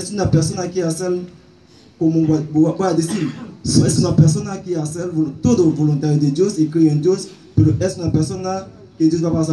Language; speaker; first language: Spanish; non-native, learner; Haitian Creole